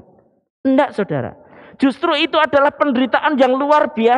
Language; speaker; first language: Indonesian; native; Indonesian